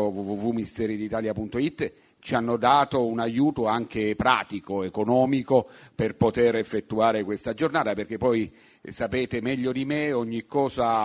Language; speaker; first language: Italian; native; Italian